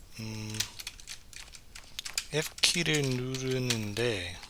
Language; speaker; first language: Korean; non-native, learner; English